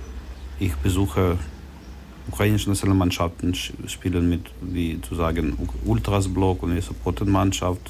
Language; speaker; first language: German; non-native, learner; Ukrainian